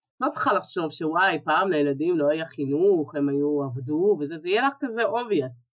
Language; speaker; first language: Hebrew; early bilingual, other home language; Russian